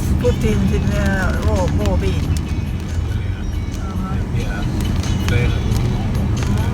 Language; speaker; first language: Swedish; non-native, learner; Thai